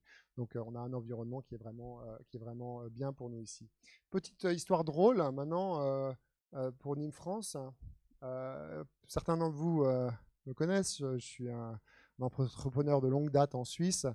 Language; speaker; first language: French; native; French